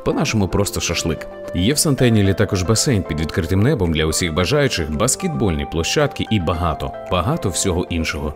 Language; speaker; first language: Ukrainian; native; Ukrainian